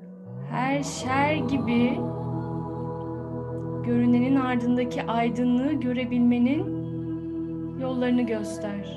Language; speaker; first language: Turkish; native; Turkish